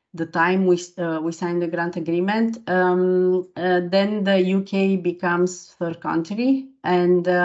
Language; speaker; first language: English; non-native, fluent; Romanian